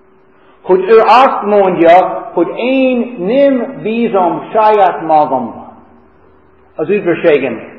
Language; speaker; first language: Hungarian; non-native, fluent; English